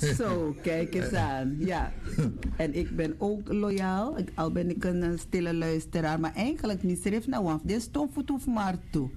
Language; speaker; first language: Dutch; native; Dutch